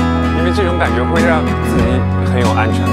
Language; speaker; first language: Chinese; native; Chinese